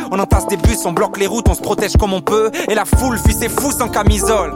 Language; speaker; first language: French; native; French